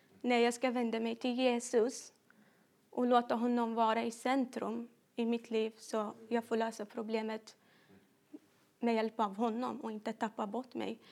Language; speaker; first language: Swedish; non-native, fluent; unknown